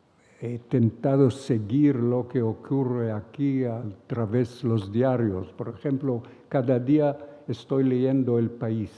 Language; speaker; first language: Spanish; non-native, fluent; Hebrew